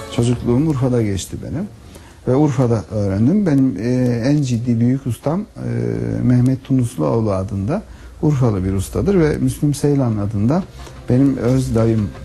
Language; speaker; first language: Turkish; native; Turkish